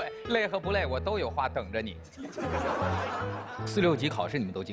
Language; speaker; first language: Chinese; native; Chinese